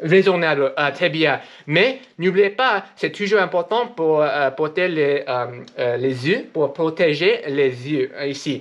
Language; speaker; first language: French; non-native, learner; English